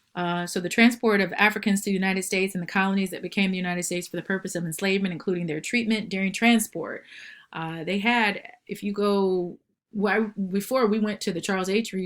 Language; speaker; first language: English; native; English